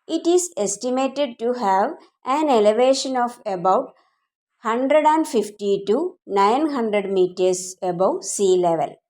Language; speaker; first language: English; non-native, local second language; Malayalam